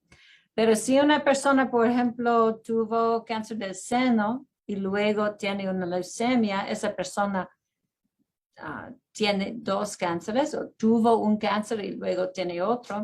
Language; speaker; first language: Spanish; early bilingual, heritage; Spanish